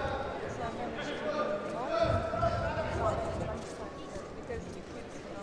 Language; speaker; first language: English; non-native, learner; Russian